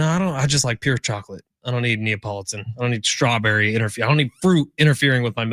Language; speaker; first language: English; native; English